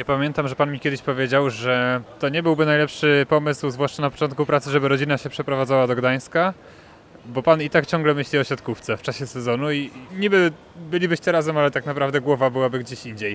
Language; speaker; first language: Polish; native; Polish